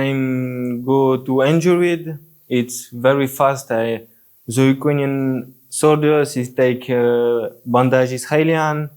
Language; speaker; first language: English; non-native, learner; French